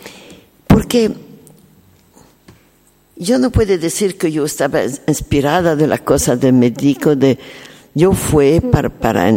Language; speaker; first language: Spanish; non-native, learner; French